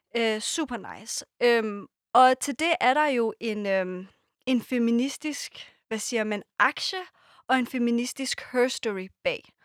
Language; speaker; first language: Danish; early bilingual, other home language; Persian